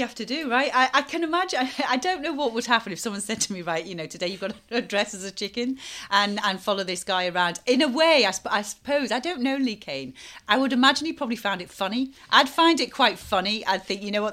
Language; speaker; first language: English; native; English